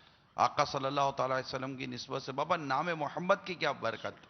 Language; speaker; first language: Urdu; native; Urdu